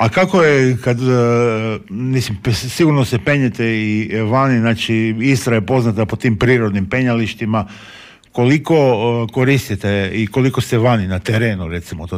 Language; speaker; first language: Serbian; native; Serbian